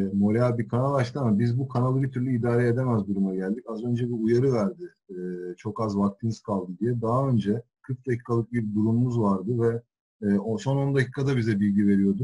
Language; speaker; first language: Turkish; native; Turkish